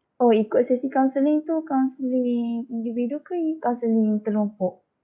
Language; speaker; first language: Malay; native; Malay